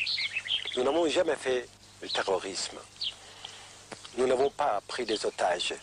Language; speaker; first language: French; non-native, fluent; Kurdish